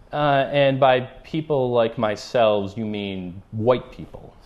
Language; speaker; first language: English; native; English